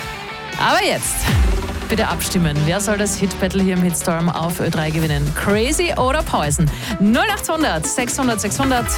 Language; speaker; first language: German; native; German